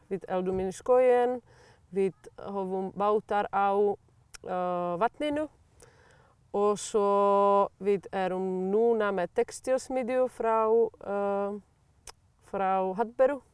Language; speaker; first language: Icelandic; non-native, learner; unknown